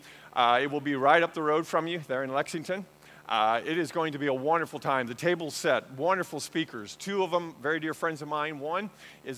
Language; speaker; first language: English; native; English